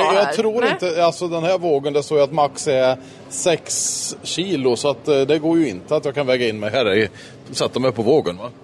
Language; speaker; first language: Swedish; native; Swedish